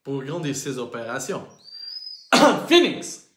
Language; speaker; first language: French; non-native, learner; Portuguese